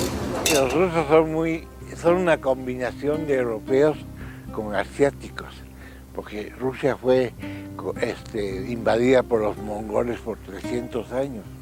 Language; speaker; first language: Spanish; non-native, fluent; Russian